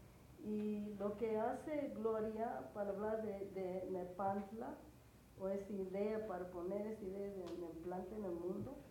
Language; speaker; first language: Spanish; early bilingual, heritage; English